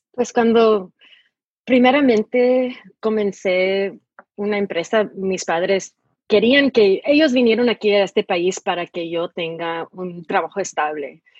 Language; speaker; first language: Spanish; early bilingual, heritage; Spanish